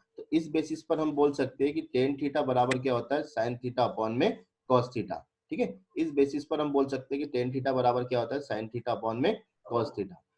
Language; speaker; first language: Hindi; native; Hindi